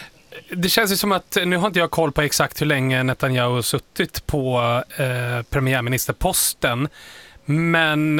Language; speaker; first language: Swedish; native; Swedish